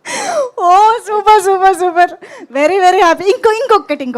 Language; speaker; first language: Telugu; native; Telugu